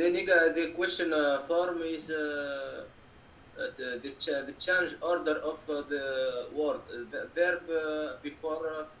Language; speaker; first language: English; non-native, learner; French